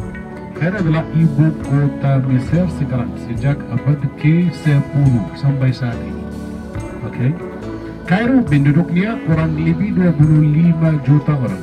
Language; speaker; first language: Indonesian; non-native, fluent; Arabic